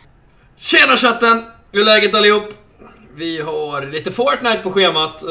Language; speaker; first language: Swedish; native; Swedish